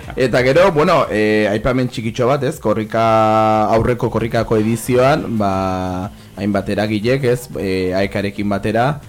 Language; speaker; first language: Basque; native; Basque